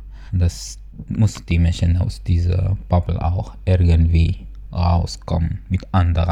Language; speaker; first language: German; non-native, fluent; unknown